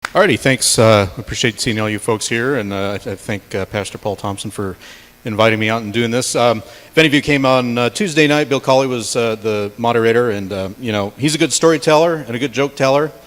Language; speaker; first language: English; native; English